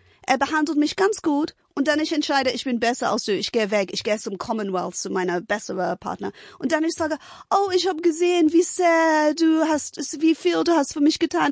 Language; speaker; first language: German; non-native, fluent; English